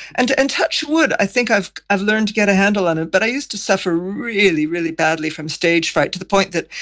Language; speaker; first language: English; native; English